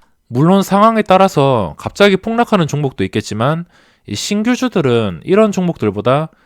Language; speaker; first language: Korean; native; Korean